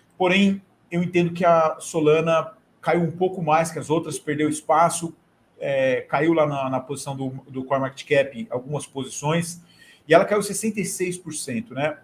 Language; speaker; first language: Portuguese; native; Portuguese